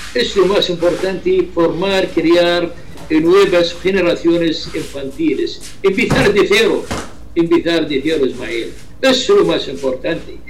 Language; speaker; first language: Spanish; non-native, fluent; Arabic